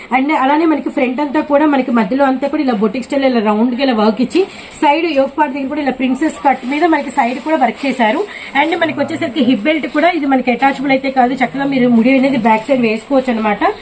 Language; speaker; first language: Telugu; native; Telugu